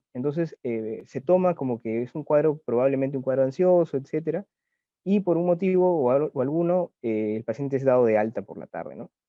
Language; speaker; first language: Spanish; native; Spanish